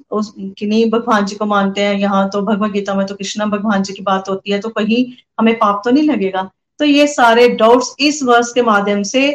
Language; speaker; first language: Hindi; non-native, local second language; Punjabi